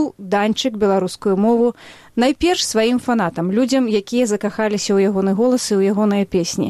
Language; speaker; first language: Belarusian; native; Belarusian